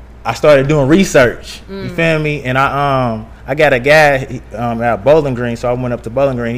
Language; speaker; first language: English; native; English